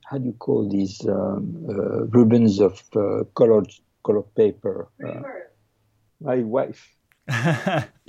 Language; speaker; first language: English; non-native, fluent; French